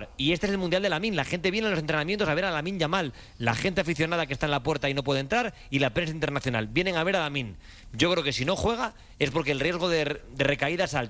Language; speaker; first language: Spanish; native; Spanish